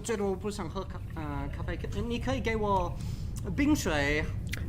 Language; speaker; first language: Chinese; non-native, fluent; English